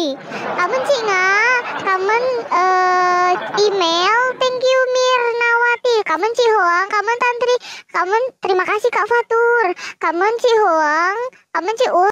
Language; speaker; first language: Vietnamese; non-native, learner; Indonesian